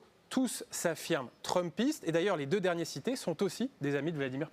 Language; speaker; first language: French; native; French